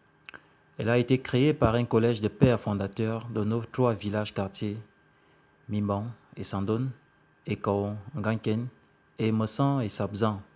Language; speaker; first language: French; non-native, local second language; Fang